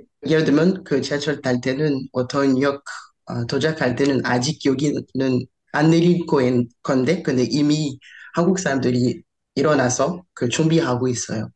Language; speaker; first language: Korean; non-native, learner; French